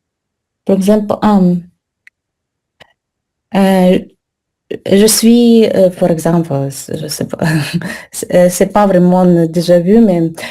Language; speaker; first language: French; non-native, learner; Russian